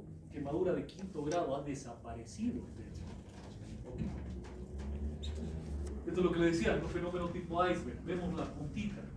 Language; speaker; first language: Spanish; native; Spanish